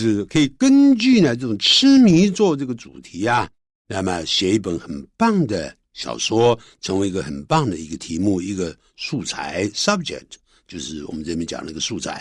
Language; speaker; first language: Chinese; native; Chinese